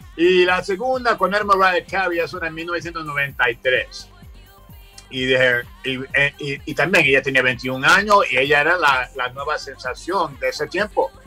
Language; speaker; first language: Spanish; early bilingual, heritage; Spanish